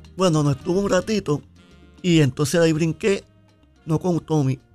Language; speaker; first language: Spanish; native; Spanish